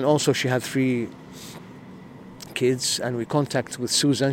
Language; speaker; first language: English; non-native, learner; Arabic